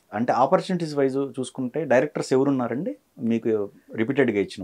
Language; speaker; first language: Telugu; native; Telugu